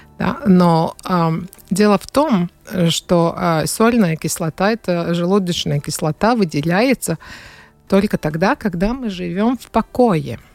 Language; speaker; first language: Russian; non-native, fluent; Latvian